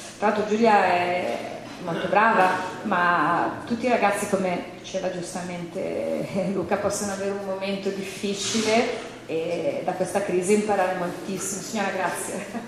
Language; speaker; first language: Italian; native; Italian